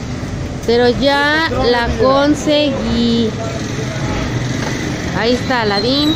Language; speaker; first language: Spanish; native; Spanish